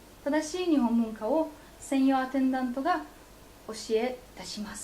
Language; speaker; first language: Japanese; non-native, fluent; Polish